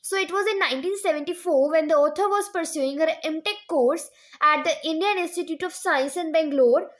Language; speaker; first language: English; non-native, local second language; Punjabi